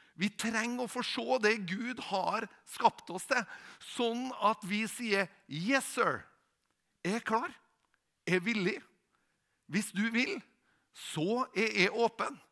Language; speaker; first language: Norwegian; native; Norwegian